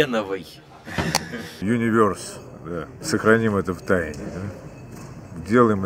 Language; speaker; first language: Russian; native; Russian